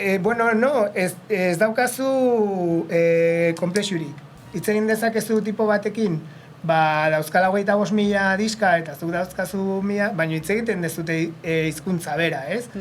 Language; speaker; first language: Basque; non-native, local second language; Spanish